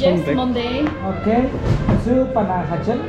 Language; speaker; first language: English; non-native, learner; Spanish